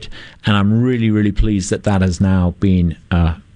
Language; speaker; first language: English; native; English